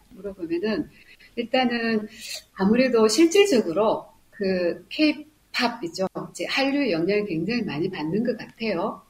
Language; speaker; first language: Korean; native; Korean